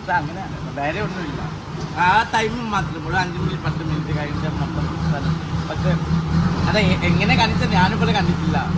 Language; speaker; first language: Malayalam; non-native, fluent; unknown